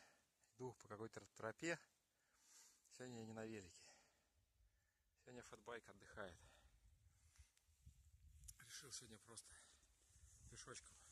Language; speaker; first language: Russian; native; Russian